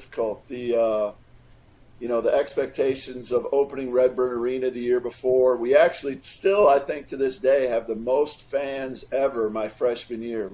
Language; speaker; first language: English; native; English